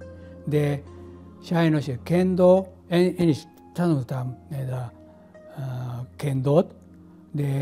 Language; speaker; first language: Hungarian; non-native, learner; Japanese